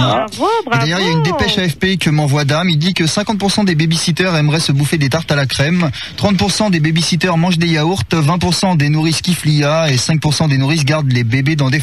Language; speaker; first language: French; native; French